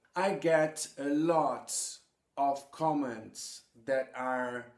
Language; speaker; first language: English; non-native, fluent; German